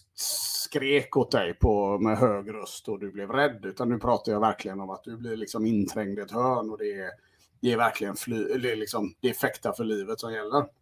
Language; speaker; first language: Swedish; early bilingual, other home language; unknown